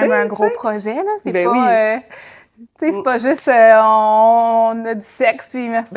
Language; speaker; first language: French; native; French